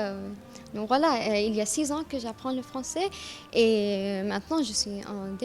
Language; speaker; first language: French; non-native, learner; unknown